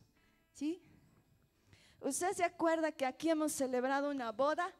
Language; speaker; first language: Spanish; native; Spanish